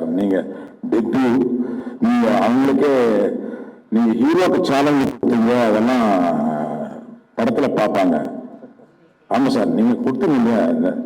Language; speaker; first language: Tamil; non-native, local second language; Telugu